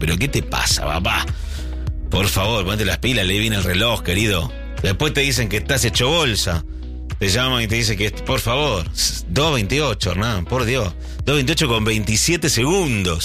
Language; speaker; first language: Spanish; native; Spanish